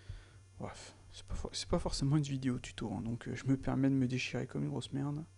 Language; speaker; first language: French; native; French